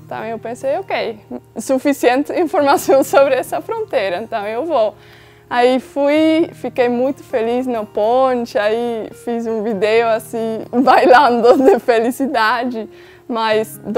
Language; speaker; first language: Portuguese; non-native, fluent; Dutch